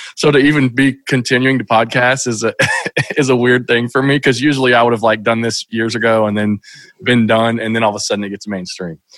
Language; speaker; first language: English; native; English